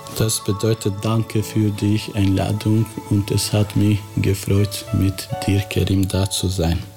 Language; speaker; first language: German; non-native, fluent; Albanian